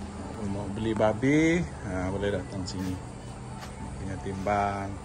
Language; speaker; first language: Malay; non-native, local second language; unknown